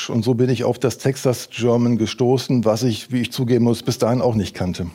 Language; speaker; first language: German; native; German